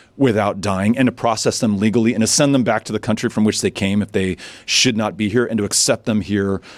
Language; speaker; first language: English; native; English